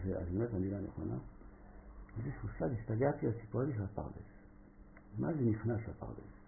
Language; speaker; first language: Hebrew; non-native, fluent; French